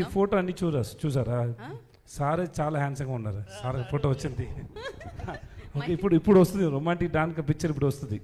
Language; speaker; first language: Telugu; non-native, learner; Tamil